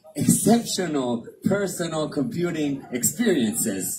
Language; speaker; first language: English; non-native, fluent; Hebrew